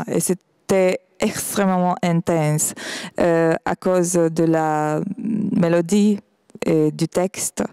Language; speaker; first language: French; non-native, fluent; Romanian